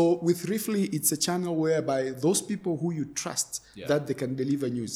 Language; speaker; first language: English; non-native, local second language; Swahili